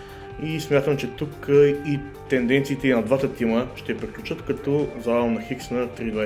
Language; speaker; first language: Bulgarian; native; Bulgarian